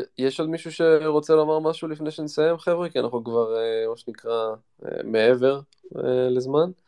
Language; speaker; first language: Hebrew; native; Hebrew